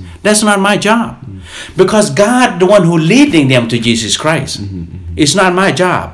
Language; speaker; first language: English; non-native, fluent; Lao